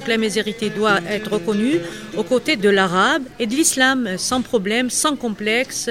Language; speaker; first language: French; non-native, local second language; Kabyle